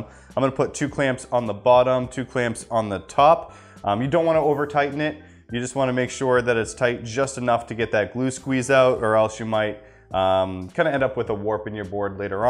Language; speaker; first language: English; native; English